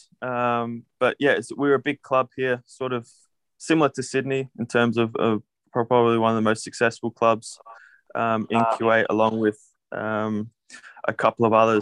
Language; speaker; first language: English; native; English